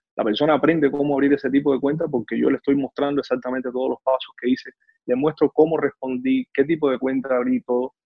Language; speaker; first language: Spanish; native; Spanish